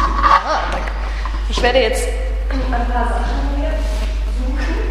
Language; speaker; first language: German; non-native, fluent; Czech